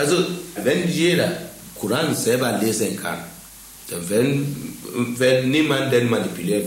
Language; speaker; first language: German; non-native, fluent; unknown